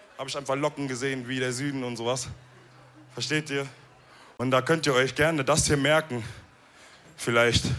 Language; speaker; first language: German; early bilingual, other home language; Wolof